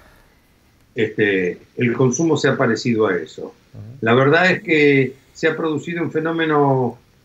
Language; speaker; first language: Spanish; native; Spanish